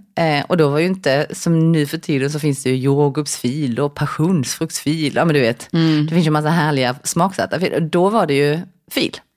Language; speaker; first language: Swedish; early bilingual, other home language; Korean